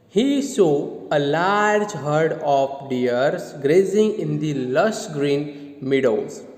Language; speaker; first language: English; non-native, local second language; Gujarati